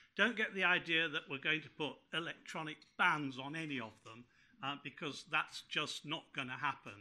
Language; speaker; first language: English; native; English